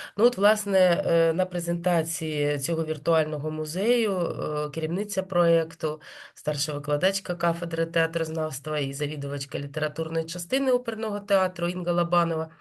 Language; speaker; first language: Ukrainian; native; Ukrainian